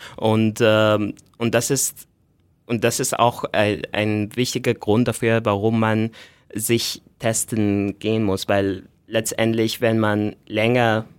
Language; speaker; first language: German; non-native, fluent; Arabic